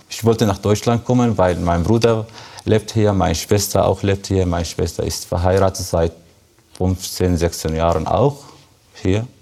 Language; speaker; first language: German; non-native, learner; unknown